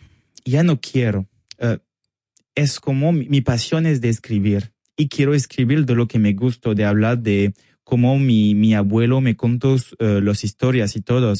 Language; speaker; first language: Spanish; non-native, learner; French